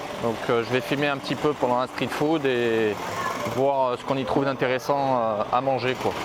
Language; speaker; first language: French; native; French